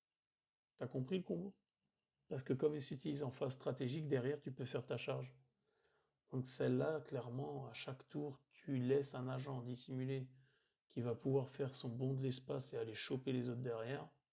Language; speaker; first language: French; native; French